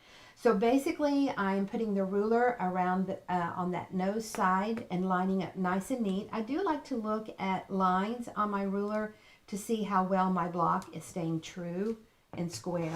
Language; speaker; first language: English; native; English